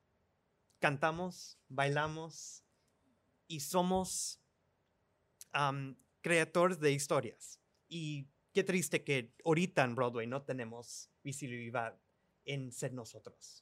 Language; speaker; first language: Spanish; early bilingual, other home language; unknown